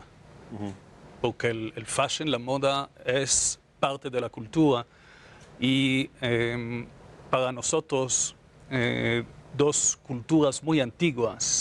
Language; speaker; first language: Spanish; non-native, fluent; Hebrew